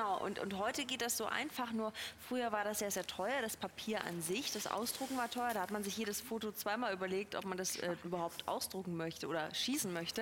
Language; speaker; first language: German; native; German